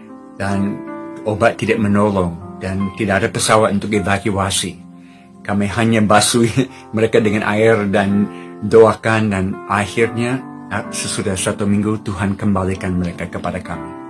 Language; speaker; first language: Indonesian; non-native, fluent; English